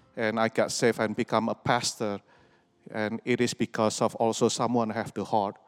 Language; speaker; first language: English; non-native, fluent; Indonesian